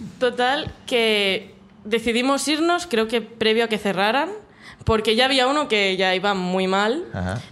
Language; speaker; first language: Spanish; non-native, local second language; Catalan